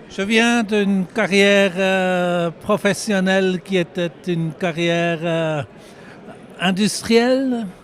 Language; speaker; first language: French; non-native, local second language; German